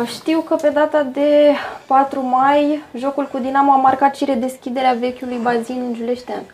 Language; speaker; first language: Romanian; native; Romanian